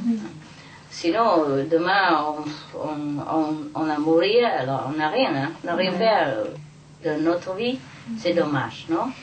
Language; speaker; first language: French; non-native, fluent; Vietnamese